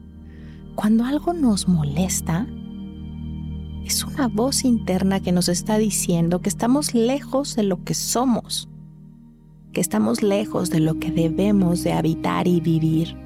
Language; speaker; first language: Spanish; native; Spanish